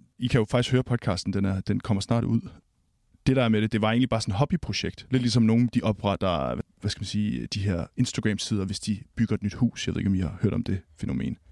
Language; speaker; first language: Danish; native; Danish